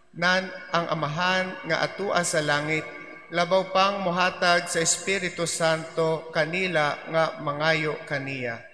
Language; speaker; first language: Cebuano; non-native, local second language; Filipino